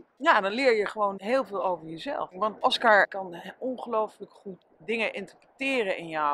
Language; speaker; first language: Dutch; native; Dutch